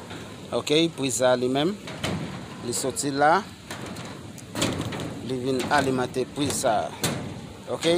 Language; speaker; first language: French; non-native, learner; Haitian Creole